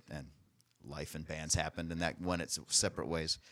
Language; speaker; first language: English; native; English